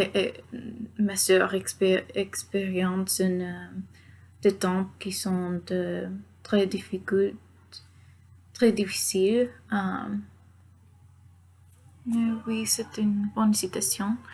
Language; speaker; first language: French; non-native, learner; Spanish